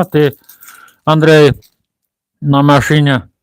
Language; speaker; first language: Russian; non-native, local second language; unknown